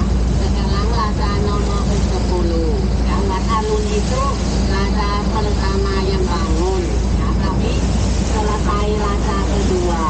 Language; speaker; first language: Indonesian; non-native, fluent; Thai